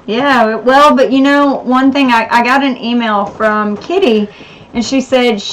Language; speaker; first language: English; native; English